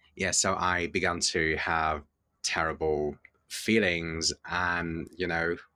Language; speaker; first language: English; non-native, fluent; Chinese